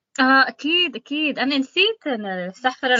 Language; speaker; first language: Arabic; non-native, learner; English